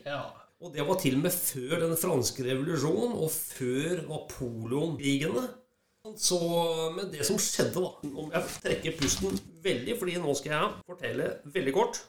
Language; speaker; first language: Norwegian; native; Norwegian